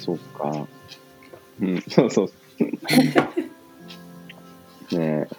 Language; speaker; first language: Japanese; native; Japanese